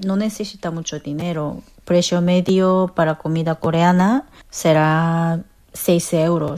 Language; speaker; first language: Spanish; non-native, fluent; Korean